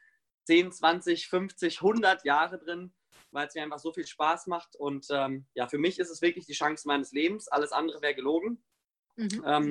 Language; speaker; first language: German; native; German